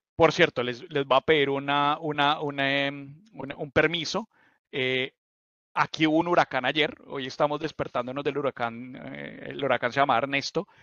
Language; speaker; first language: Spanish; native; Spanish